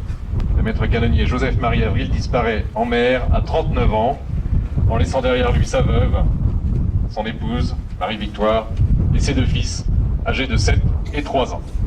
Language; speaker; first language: French; native; French